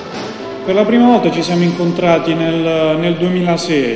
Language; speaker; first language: Italian; native; Italian